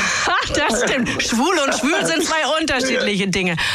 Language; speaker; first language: German; native; German